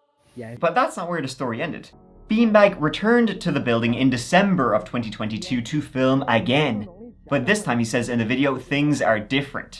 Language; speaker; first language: English; native; English